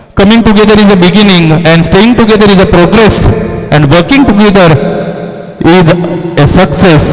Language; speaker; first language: English; non-native, local second language; Marathi